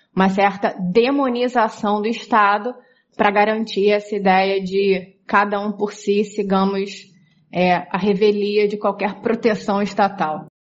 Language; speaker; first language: Portuguese; native; Portuguese